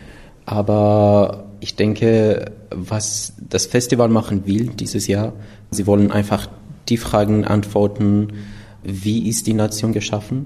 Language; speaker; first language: German; non-native, fluent; Persian